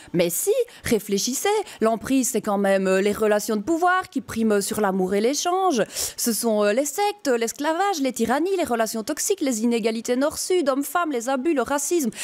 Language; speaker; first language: French; native; French